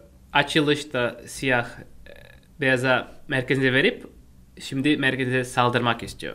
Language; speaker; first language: Turkish; non-native, fluent; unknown